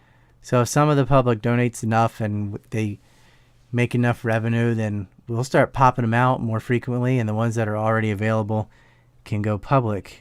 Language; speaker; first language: English; native; English